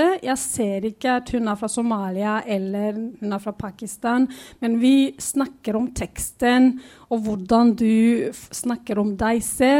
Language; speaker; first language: Norwegian; non-native, fluent; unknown